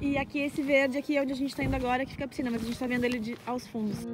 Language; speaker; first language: Portuguese; native; Portuguese